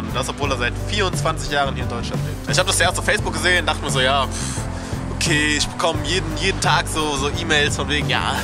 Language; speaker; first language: German; native; German